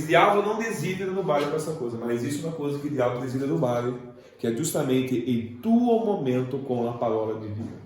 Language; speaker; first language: Italian; non-native, fluent; Portuguese